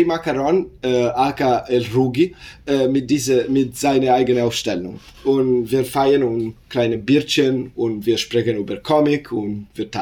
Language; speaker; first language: German; non-native, learner; Italian